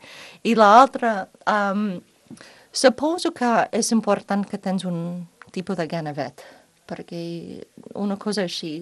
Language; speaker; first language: Catalan; non-native, fluent; English